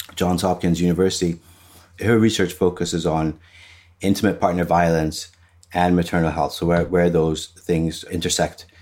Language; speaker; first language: English; non-native, fluent; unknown